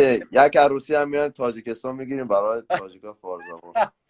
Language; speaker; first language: Persian; native; Persian